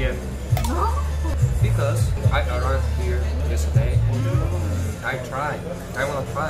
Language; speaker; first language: English; non-native, learner; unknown